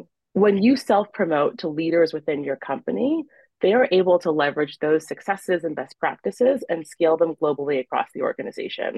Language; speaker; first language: English; native; English